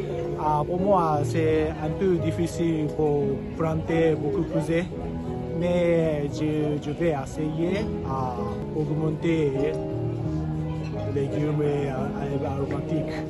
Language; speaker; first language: French; non-native, learner; Japanese